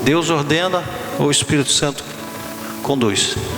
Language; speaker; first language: Portuguese; native; Portuguese